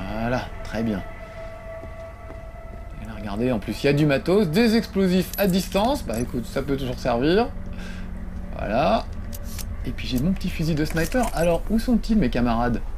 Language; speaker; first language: French; native; French